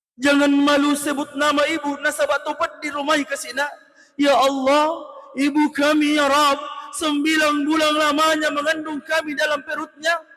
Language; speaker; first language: Malay; non-native, local second language; Buginese